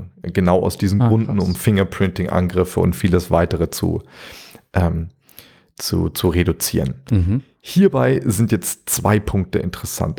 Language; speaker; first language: German; native; German